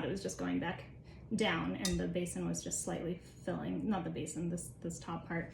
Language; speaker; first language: English; native; English